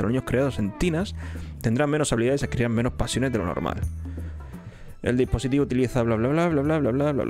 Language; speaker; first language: Spanish; native; Spanish